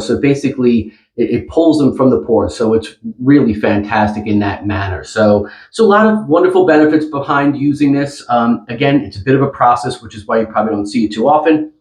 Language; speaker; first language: English; native; English